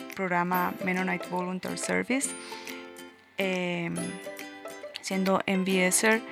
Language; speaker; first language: Spanish; native; Spanish